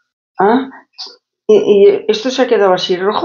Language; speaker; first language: Spanish; native; Spanish